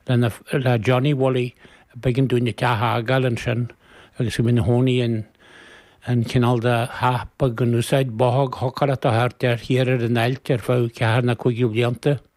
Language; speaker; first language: Irish; native; Irish